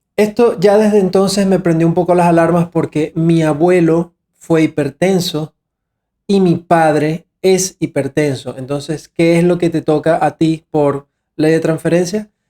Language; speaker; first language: Spanish; native; Spanish